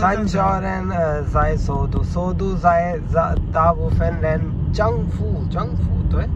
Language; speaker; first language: Chinese; non-native, learner; Urdu